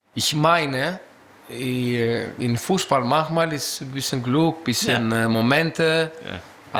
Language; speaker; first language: German; non-native, local second language; Greek